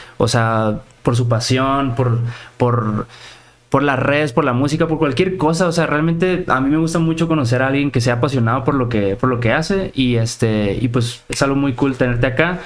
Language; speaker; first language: Spanish; native; Spanish